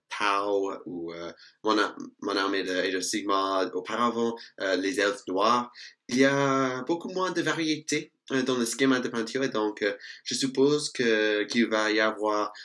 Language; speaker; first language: French; non-native, fluent; English